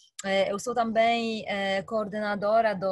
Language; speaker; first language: Portuguese; non-native, fluent; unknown